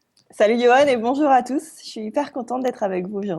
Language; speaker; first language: French; native; French